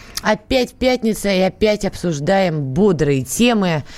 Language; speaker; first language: Russian; native; Russian